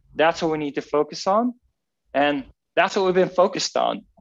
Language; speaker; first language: English; non-native, fluent; Dutch